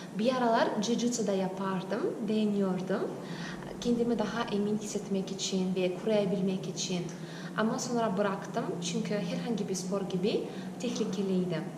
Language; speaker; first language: Turkish; non-native, fluent; Kazakh